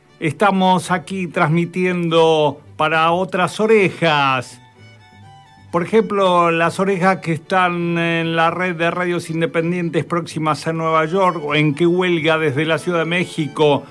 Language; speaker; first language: Spanish; native; Spanish